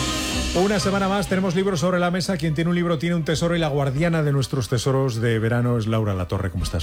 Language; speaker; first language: Spanish; native; Spanish